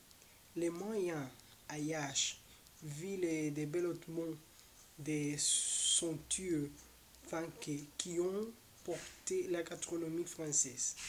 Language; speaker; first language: French; non-native, learner; Spanish